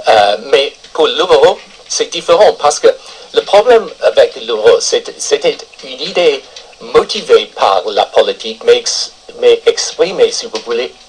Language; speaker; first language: French; non-native, fluent; English